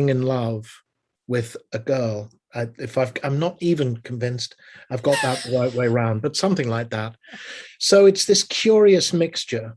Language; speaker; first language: English; native; English